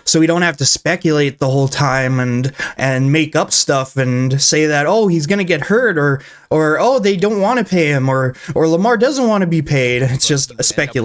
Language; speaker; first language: English; native; English